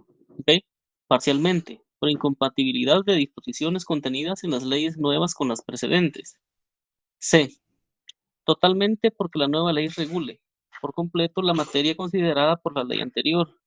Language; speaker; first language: Spanish; native; Spanish